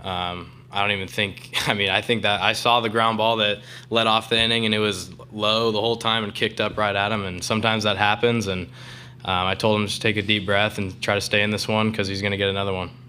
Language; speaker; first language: English; native; English